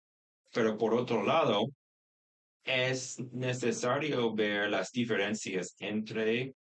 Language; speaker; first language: Spanish; non-native, fluent; English